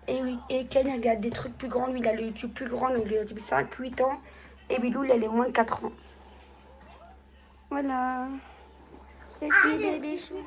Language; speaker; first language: French; native; French